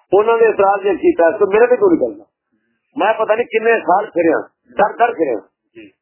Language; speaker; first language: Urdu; non-native, local second language; Punjabi